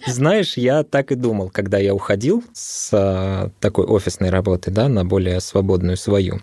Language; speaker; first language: Russian; early bilingual, other home language; Arabic